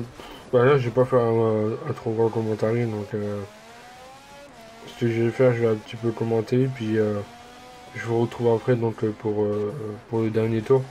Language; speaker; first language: French; native; French